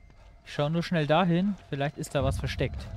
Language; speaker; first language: German; native; German